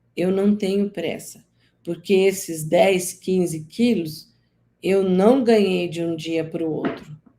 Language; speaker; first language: Portuguese; native; Portuguese